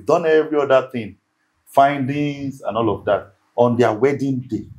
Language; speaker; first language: English; non-native, local second language; Yoruba